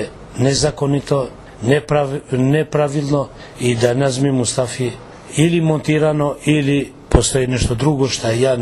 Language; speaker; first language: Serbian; non-native, local second language; Albanian